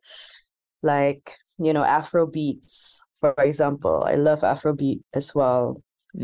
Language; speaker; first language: English; non-native, local second language; Malay